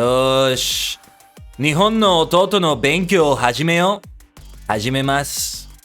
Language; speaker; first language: Japanese; non-native, learner; English